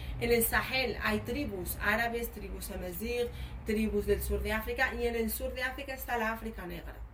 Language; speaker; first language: Spanish; early bilingual, other home language; Arabic